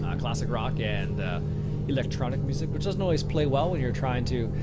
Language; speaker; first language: English; native; English